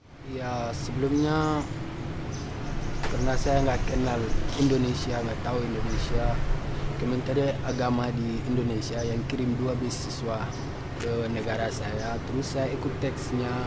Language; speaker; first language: Indonesian; non-native, learner; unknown